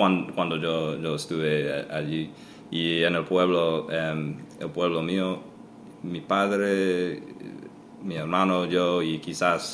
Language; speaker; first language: Spanish; non-native, fluent; English